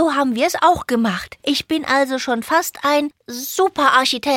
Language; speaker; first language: German; native; German